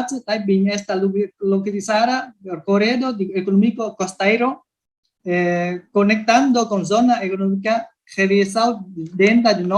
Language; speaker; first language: Spanish; non-native, learner; Vietnamese